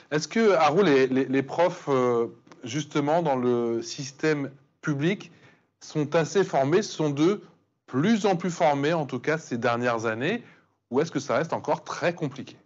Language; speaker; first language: French; native; French